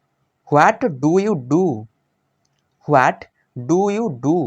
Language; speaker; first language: English; non-native, local second language; Odia